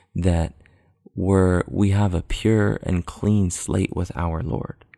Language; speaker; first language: English; native; English